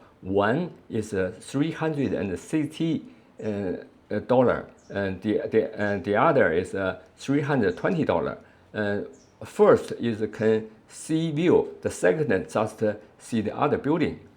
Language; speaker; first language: English; non-native, learner; Chinese